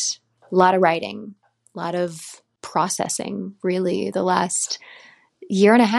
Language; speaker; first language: English; native; English